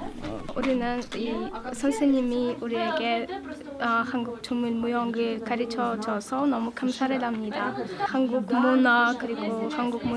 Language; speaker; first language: Korean; non-native, learner; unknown